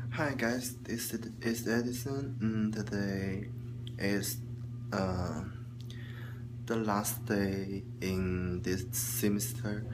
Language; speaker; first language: English; non-native, learner; Chinese